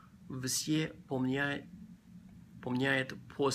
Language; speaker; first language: Russian; non-native, learner; English